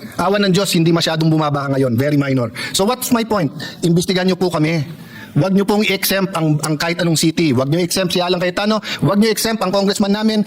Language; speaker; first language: Filipino; native; Filipino